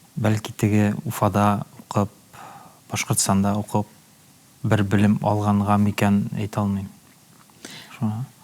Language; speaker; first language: Tatar; native; Tatar